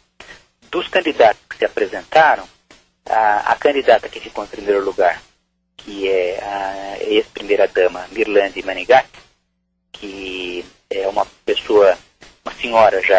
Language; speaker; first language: Portuguese; native; Portuguese